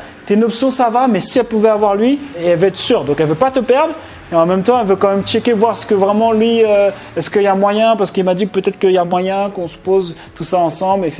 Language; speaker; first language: French; native; French